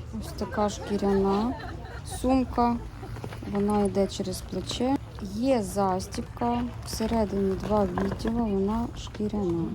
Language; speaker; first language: Ukrainian; non-native, local second language; Russian